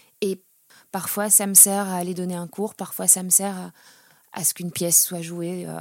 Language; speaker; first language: French; native; French